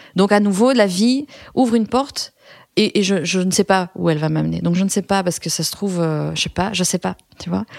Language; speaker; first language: French; early bilingual, other home language; Persian